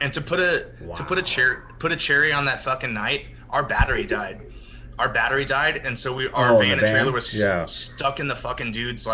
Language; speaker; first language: English; native; English